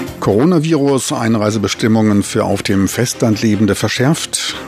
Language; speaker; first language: German; native; German